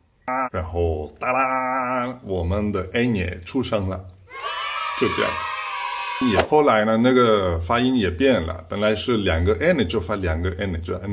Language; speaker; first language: Chinese; non-native, fluent; Spanish